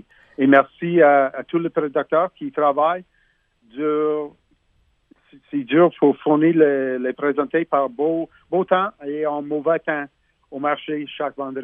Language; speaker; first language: French; non-native, learner; English